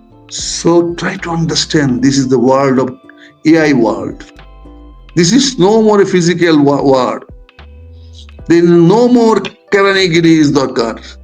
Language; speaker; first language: English; non-native, local second language; Bangla